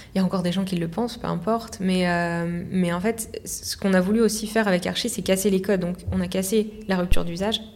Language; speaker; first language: French; native; French